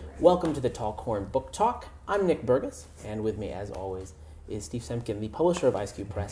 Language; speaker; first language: English; native; English